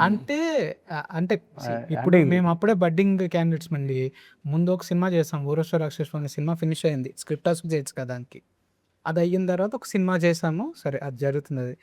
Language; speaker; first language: Telugu; native; Telugu